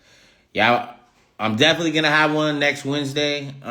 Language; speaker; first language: English; native; English